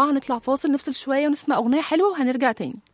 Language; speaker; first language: Arabic; native; Arabic